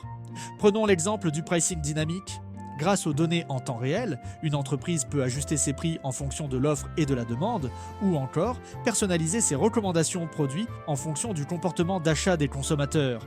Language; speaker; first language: French; native; French